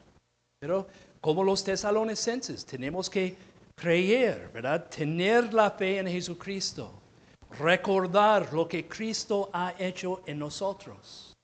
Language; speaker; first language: Spanish; non-native, fluent; English